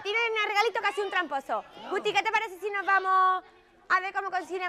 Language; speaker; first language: Spanish; native; Spanish